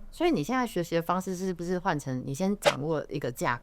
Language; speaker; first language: Chinese; native; Chinese